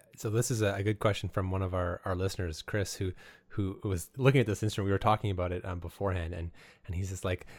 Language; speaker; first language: English; native; English